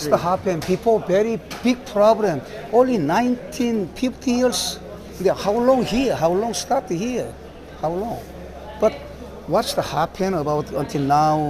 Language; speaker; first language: English; non-native, learner; Korean